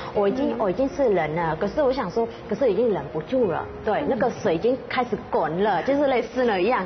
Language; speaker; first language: Chinese; non-native, fluent; Khmer